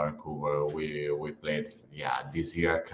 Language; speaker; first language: English; non-native, fluent; Italian